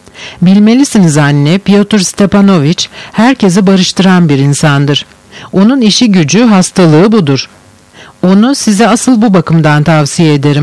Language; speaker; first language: Turkish; native; Turkish